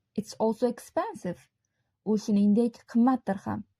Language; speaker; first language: English; non-native, fluent; Uzbek